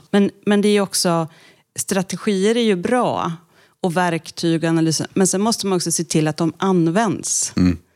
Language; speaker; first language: Swedish; native; Swedish